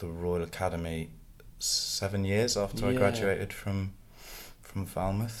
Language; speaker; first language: English; native; English